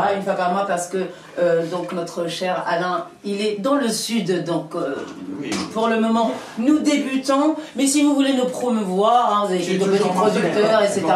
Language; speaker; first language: French; native; French